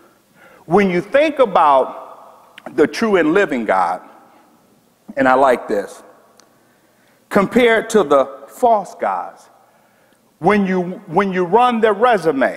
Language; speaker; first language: English; native; English